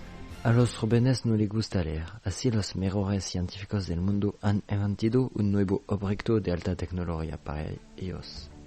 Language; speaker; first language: Spanish; non-native, learner; French